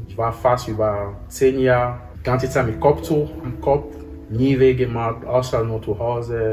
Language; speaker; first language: German; non-native, fluent; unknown